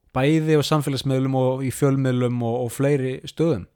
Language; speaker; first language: Icelandic; native; Icelandic